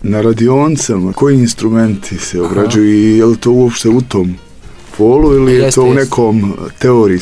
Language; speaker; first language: Serbian; native; Serbian